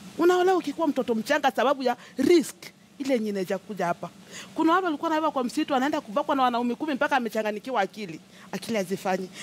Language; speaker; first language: Swahili; native; Swahili